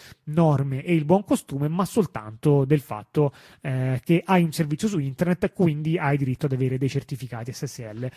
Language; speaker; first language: Italian; native; Italian